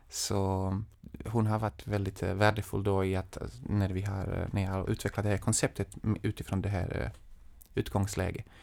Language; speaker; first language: Swedish; non-native, fluent; Serbian